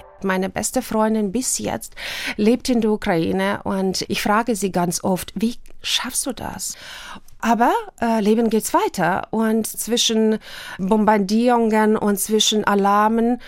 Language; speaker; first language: German; non-native, fluent; Ukrainian